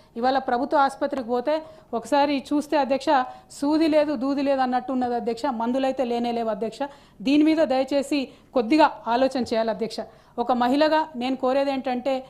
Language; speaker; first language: Telugu; native; Telugu